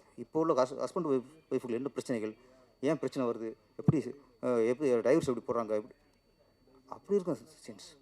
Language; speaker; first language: Tamil; native; Tamil